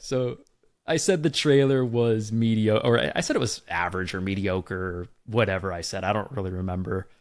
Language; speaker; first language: English; native; English